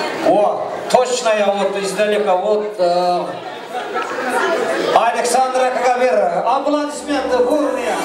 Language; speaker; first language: Russian; non-native, learner; Kyrgyz